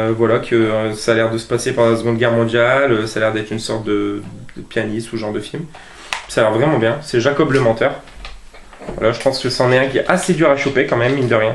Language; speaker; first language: French; native; French